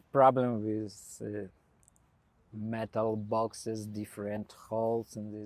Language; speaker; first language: English; non-native, learner; Belarusian